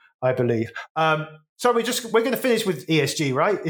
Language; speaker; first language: English; native; English